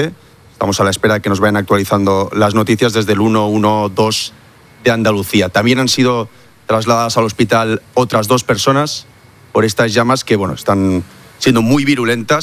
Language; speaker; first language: Spanish; native; Spanish